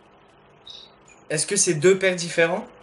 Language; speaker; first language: French; native; French